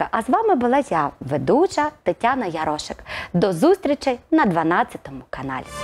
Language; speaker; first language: Ukrainian; native; Ukrainian